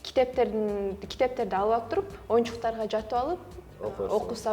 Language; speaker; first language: Kyrgyz; early bilingual, heritage; Kyrgyz